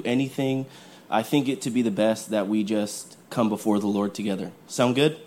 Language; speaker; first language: English; native; English